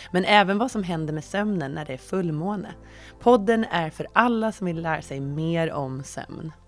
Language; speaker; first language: Swedish; native; Swedish